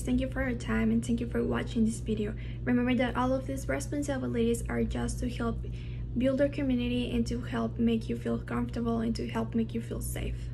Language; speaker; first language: English; non-native, local second language; Spanish